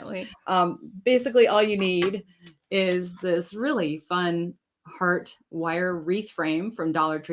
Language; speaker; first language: English; native; English